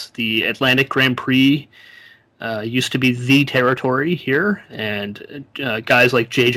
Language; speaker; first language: English; native; English